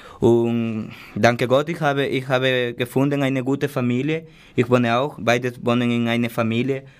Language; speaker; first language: German; non-native, learner; Spanish